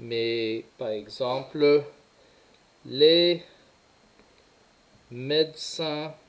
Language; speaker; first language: French; non-native, fluent; English